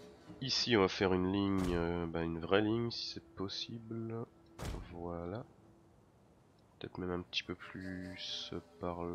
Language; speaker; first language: French; native; French